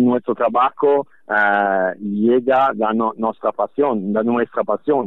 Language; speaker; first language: Spanish; non-native, fluent; Italian